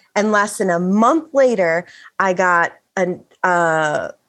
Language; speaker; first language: English; native; English